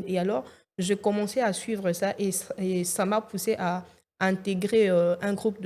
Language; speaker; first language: French; non-native, local second language; Lingala